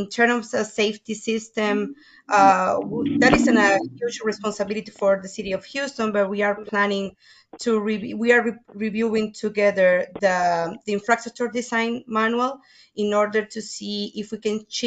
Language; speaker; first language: English; non-native, fluent; Spanish